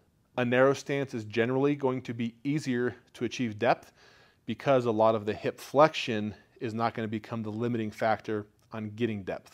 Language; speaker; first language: English; native; English